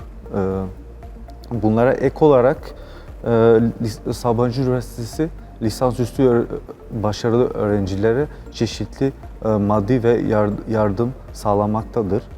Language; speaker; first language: Turkish; non-native, fluent; Albanian